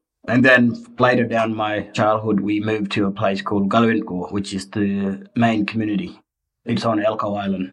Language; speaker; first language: English; native; English